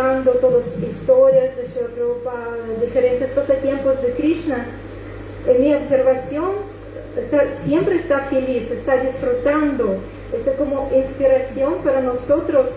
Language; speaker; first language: Spanish; non-native, fluent; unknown